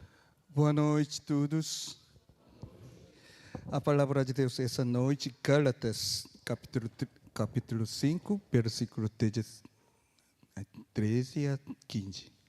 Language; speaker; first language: Portuguese; non-native, fluent; Korean